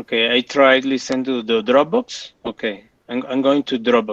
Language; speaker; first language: English; non-native, learner; Spanish